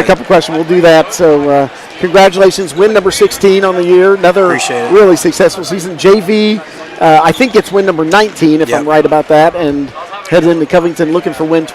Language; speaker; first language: English; native; English